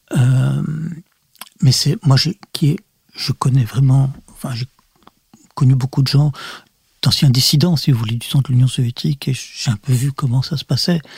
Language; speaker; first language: French; early bilingual, other home language; Russian